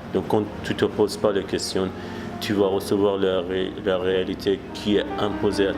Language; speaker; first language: French; non-native, fluent; Persian